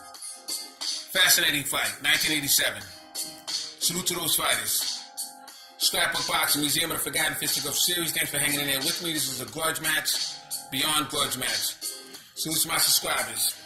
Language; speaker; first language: English; native; English